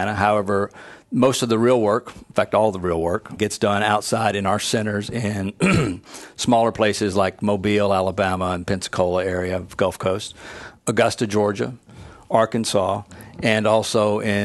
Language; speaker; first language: English; native; English